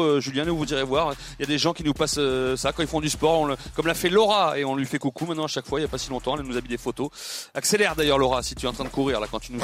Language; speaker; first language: French; native; French